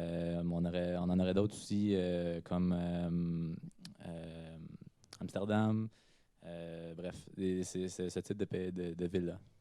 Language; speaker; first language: French; native; French